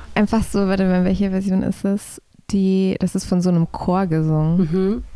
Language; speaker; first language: German; early bilingual, other home language; Polish